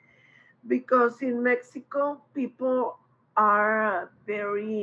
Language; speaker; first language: English; non-native, learner; Spanish